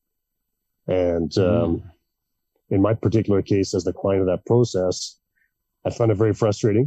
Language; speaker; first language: English; native; English